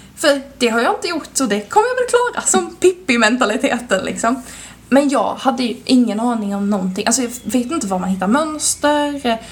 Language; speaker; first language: Swedish; native; Swedish